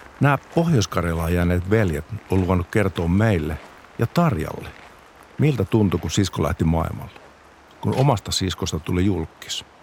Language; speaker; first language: Finnish; native; Finnish